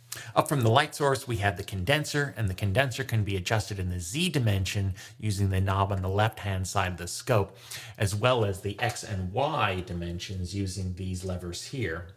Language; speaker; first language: English; native; English